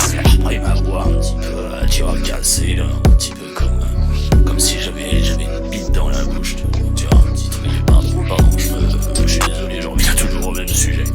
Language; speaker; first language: French; native; French